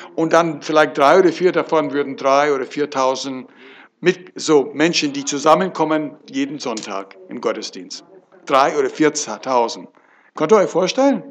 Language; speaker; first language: German; non-native, fluent; English